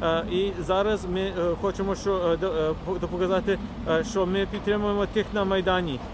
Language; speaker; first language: Ukrainian; early bilingual, heritage; Ukrainian